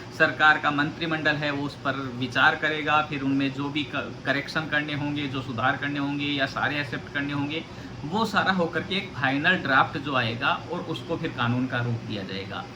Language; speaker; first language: Hindi; native; Hindi